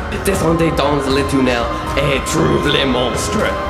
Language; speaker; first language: French; non-native, learner; English